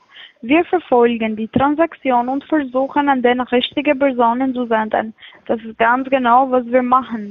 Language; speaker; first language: German; non-native, fluent; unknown